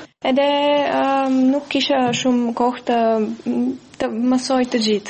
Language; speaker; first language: Albanian; non-native, learner; Bulgarian